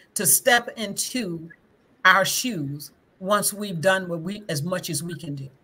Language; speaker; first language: English; native; English